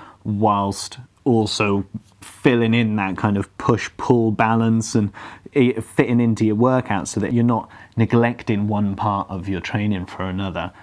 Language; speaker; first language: English; native; English